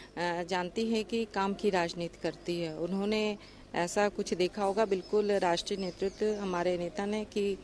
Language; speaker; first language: Hindi; native; Hindi